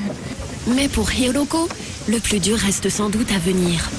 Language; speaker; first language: French; native; French